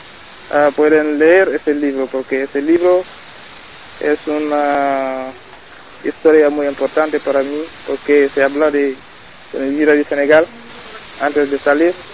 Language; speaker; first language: Spanish; non-native, learner; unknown